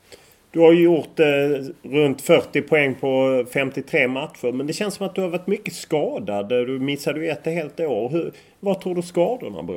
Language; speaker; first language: Swedish; native; Swedish